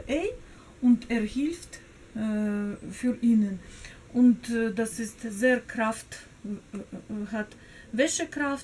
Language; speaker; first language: German; non-native, learner; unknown